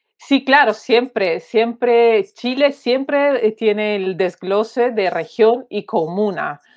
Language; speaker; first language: Spanish; non-native, fluent; Italian